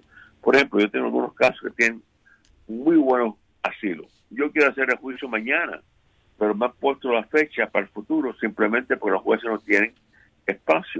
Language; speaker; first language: Spanish; native; Spanish